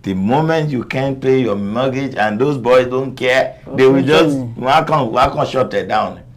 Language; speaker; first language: English; non-native, local second language; Yoruba